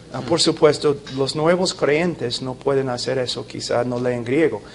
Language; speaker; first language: Spanish; non-native, fluent; English